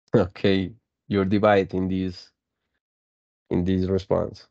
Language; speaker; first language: English; non-native, fluent; Spanish